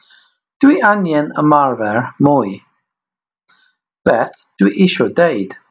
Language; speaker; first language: Welsh; non-native, learner; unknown